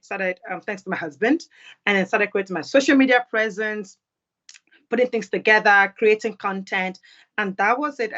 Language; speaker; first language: English; non-native, local second language; Yoruba